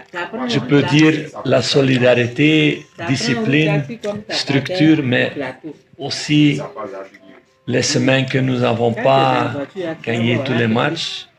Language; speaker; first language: French; non-native, fluent; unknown